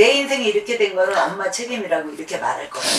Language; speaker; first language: Korean; native; Korean